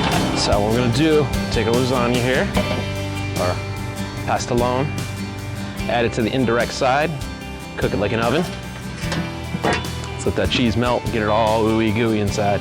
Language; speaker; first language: English; native; English